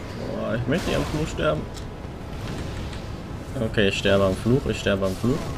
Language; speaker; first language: German; native; German